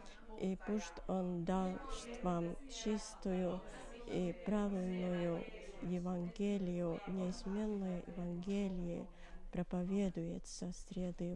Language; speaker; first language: Russian; non-native, learner; Finnish